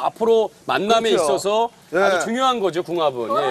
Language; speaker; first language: Korean; native; Korean